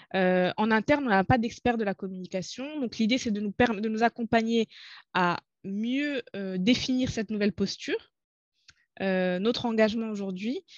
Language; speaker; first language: French; non-native, local second language; Arabic